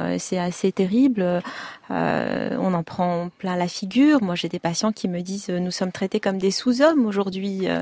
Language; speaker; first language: French; non-native, local second language; Arabic